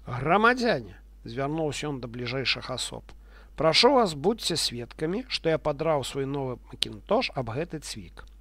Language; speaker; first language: Belarusian; non-native, local second language; Russian